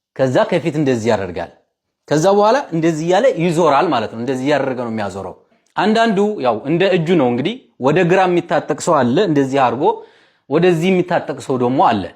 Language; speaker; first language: Amharic; native; Amharic